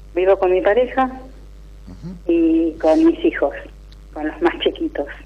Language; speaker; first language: Spanish; native; Spanish